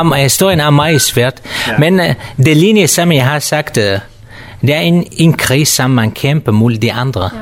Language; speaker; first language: Danish; non-native, learner; Kurdish